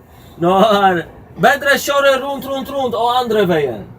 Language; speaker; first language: Swedish; non-native, learner; Polish